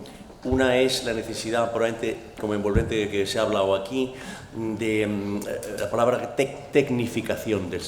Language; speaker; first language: Spanish; native; Spanish